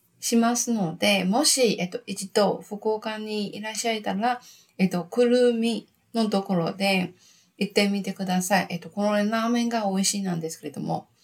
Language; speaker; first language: Japanese; non-native, learner; Chinese